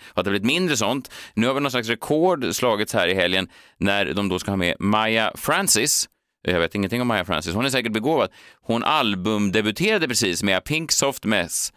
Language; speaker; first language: Swedish; native; Swedish